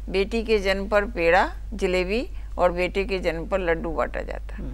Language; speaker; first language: Hindi; native; Hindi